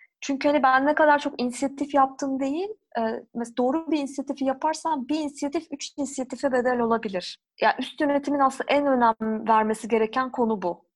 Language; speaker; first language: Turkish; native; Turkish